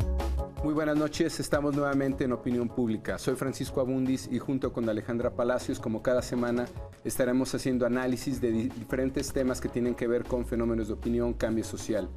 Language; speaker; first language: Spanish; native; Spanish